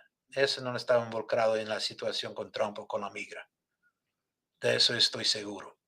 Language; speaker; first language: Spanish; non-native, fluent; English